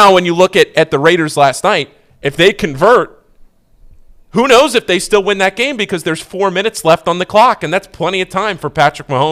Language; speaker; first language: English; native; English